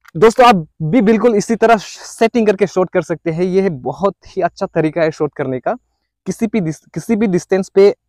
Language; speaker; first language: Hindi; non-native, local second language; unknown